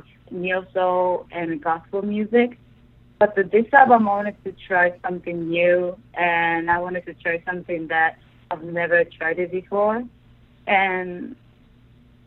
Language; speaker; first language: English; non-native, fluent; Japanese